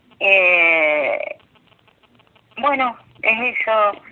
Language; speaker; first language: Spanish; native; Spanish